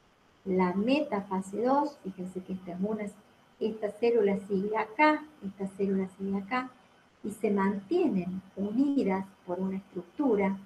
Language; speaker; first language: Spanish; native; Spanish